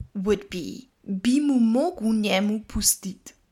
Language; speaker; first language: English; non-native, fluent; Serbian